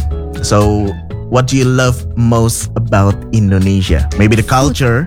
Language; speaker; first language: English; non-native, fluent; Indonesian